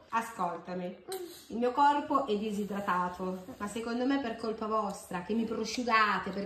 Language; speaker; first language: Italian; native; Italian